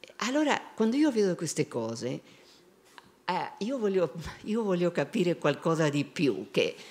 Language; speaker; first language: Italian; non-native, fluent; Spanish